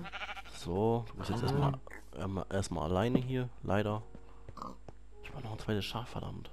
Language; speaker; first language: German; native; German